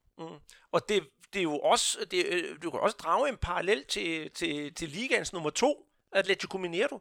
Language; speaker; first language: Danish; non-native, fluent; Portuguese